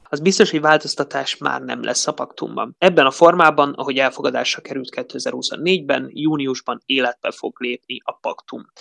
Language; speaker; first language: Hungarian; native; Hungarian